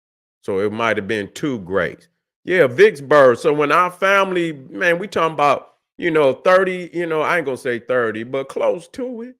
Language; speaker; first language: English; native; English